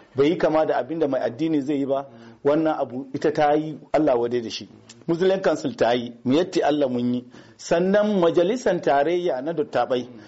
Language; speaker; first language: Hausa; non-native, local second language; Fula